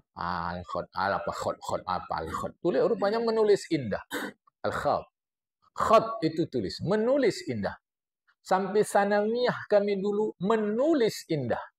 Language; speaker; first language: Indonesian; native; Indonesian